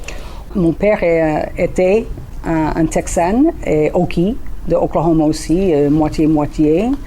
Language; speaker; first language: French; non-native, learner; English